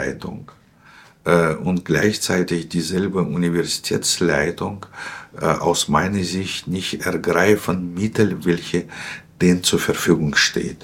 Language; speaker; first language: German; non-native, fluent; Russian